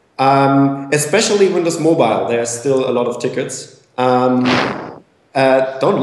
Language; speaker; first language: English; non-native, fluent; German